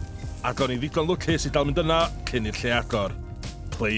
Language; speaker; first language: Welsh; native; Welsh